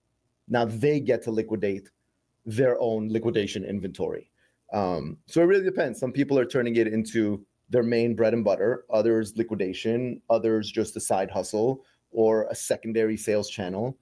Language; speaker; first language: English; native; English